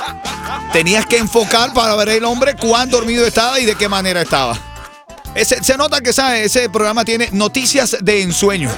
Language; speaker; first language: Spanish; native; Spanish